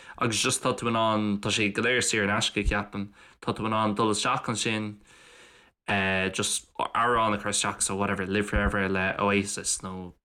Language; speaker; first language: Irish; non-native, local second language; English